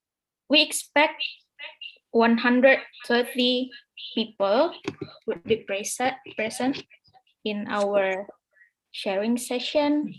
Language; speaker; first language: English; non-native, fluent; Indonesian